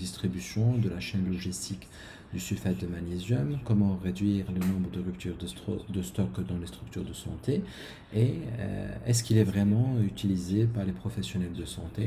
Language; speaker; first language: French; non-native, local second language; Arabic